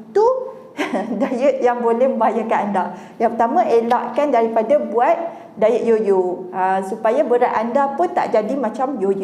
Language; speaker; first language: Malay; native; Malay